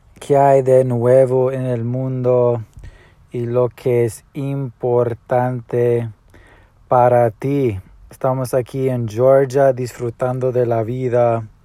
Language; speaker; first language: Spanish; early bilingual, heritage; Spanish